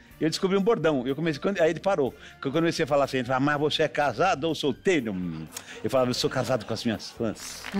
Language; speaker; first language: Portuguese; native; Portuguese